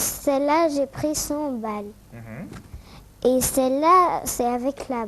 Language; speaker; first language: French; non-native, learner; Arabic